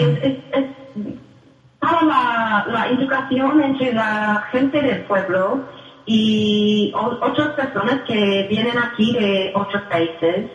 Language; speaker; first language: Spanish; non-native, fluent; English